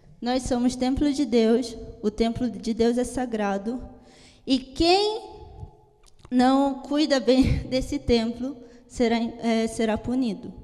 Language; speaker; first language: Portuguese; early bilingual, heritage; Italian